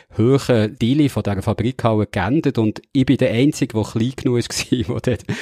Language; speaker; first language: German; native; German